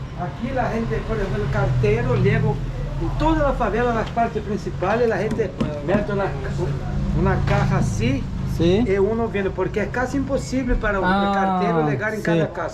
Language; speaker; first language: Spanish; non-native, fluent; Portuguese